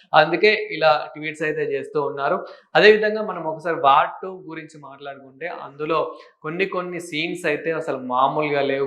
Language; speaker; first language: Telugu; native; Telugu